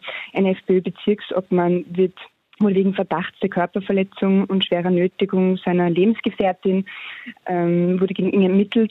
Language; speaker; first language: German; native; German